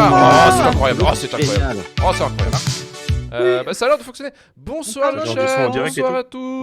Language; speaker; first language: French; native; French